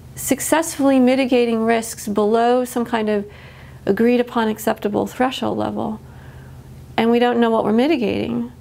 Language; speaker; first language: English; native; English